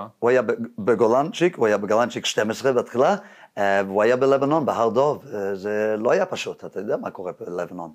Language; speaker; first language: Hebrew; non-native, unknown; English